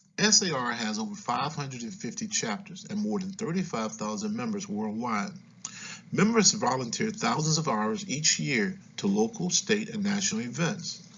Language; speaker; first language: English; native; English